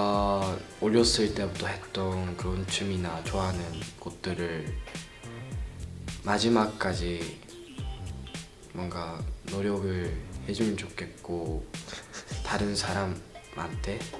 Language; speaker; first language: Korean; non-native, learner; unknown